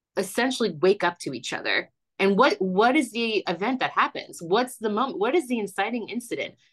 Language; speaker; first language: English; early bilingual, other home language; Spanish